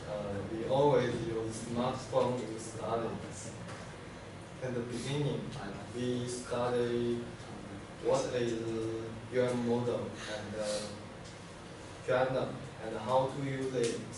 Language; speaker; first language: English; non-native, learner; Cantonese